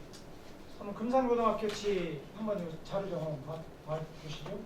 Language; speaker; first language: Korean; native; Korean